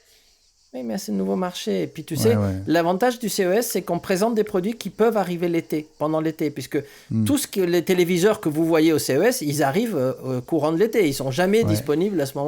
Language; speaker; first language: French; native; French